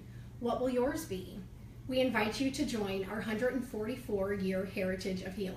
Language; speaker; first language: English; native; English